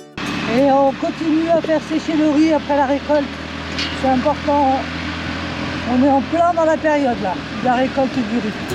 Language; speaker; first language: French; native; French